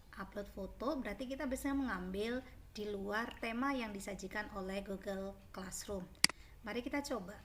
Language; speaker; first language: Indonesian; native; Indonesian